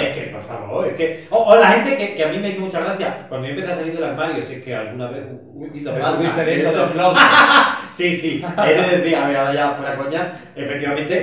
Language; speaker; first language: Spanish; native; Spanish